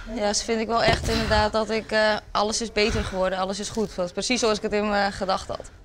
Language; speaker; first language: Dutch; native; Dutch